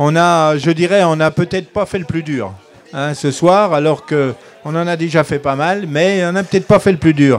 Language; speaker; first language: French; native; French